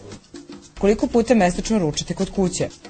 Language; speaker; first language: Serbian; native; Serbian